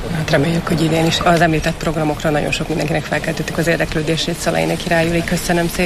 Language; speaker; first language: Hungarian; native; Hungarian